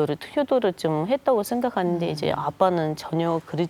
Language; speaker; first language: Korean; non-native, fluent; Mongolian